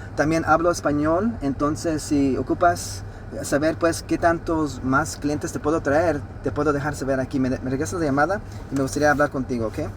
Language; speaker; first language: Spanish; early bilingual, heritage; Spanish